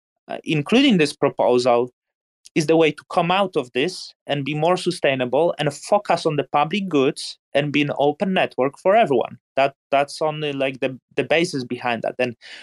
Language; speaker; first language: English; non-native, fluent; Polish